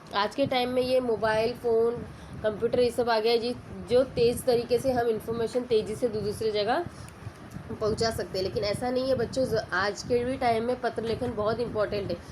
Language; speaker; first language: Hindi; non-native, local second language; Marathi